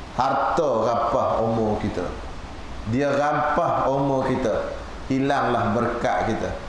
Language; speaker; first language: Malay; native; Malay